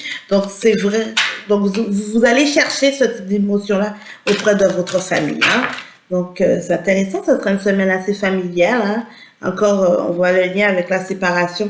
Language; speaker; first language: French; native; French